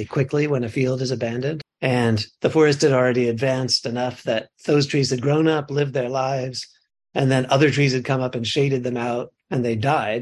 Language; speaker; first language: English; native; English